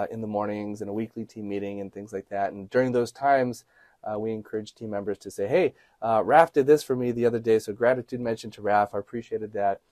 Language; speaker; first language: English; native; English